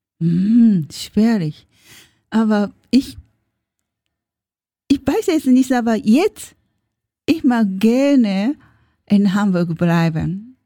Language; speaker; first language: German; non-native, learner; Japanese